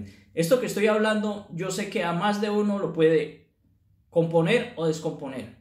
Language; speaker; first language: Spanish; native; Spanish